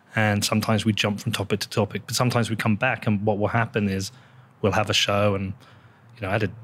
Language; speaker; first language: English; native; English